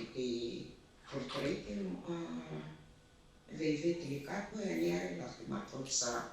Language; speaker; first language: Hebrew; non-native, fluent; Russian